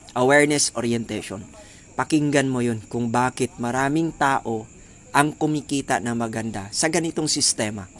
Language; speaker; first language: Filipino; non-native, local second language; Cebuano